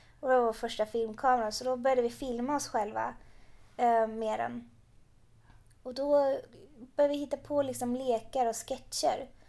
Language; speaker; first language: Swedish; early bilingual, other home language; Persian